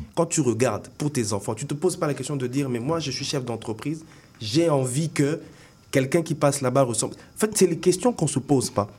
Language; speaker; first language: French; non-native, local second language; Lingala